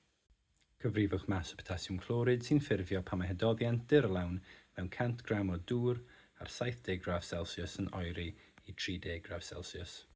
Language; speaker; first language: Welsh; native; Welsh